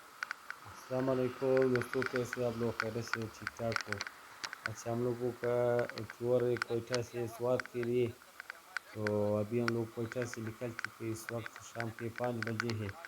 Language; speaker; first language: Hindi; non-native, local second language; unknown